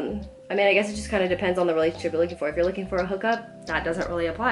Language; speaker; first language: English; native; English